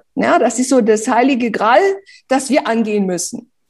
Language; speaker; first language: German; early bilingual, other home language; Romanian